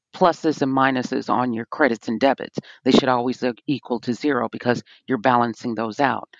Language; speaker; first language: English; native; English